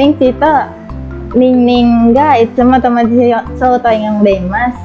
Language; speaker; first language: Japanese; non-native, learner; Indonesian